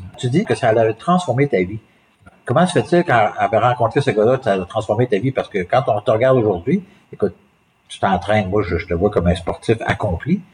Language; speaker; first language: French; native; French